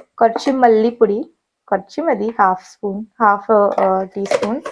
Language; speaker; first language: Malayalam; non-native, learner; Hindi